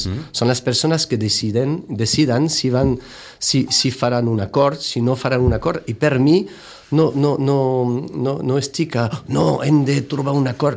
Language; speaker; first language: Catalan; non-native, fluent; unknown